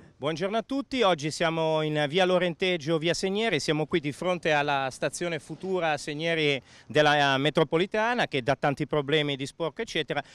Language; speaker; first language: Italian; native; Italian